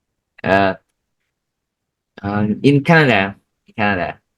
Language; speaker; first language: English; non-native, learner; Vietnamese